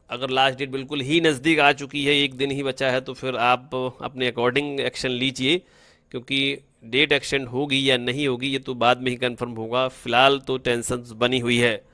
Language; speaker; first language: Hindi; native; Hindi